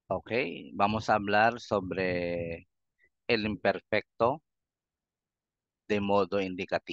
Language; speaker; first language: Spanish; non-native, fluent; Filipino